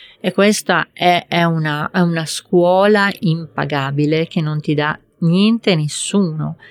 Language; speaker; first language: Italian; native; Italian